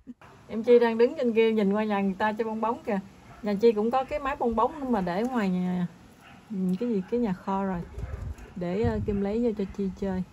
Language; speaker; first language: Vietnamese; native; Vietnamese